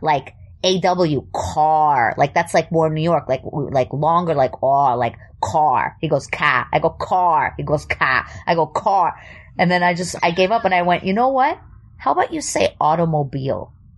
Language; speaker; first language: English; early bilingual, other home language; German